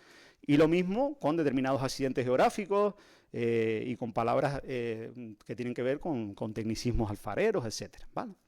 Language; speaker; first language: Spanish; native; Spanish